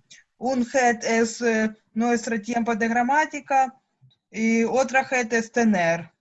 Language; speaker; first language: Spanish; non-native, learner; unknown